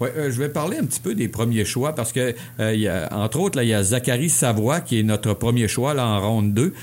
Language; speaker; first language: French; native; French